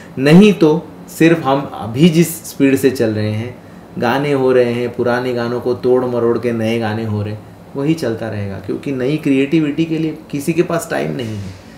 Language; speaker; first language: Hindi; non-native, local second language; Marathi